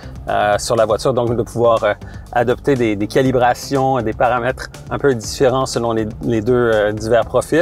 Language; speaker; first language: French; native; French